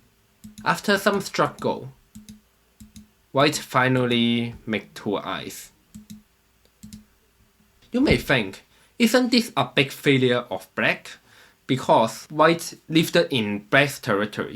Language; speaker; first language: English; non-native, fluent; Chinese